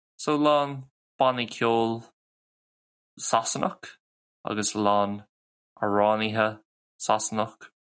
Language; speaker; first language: Irish; non-native, local second language; English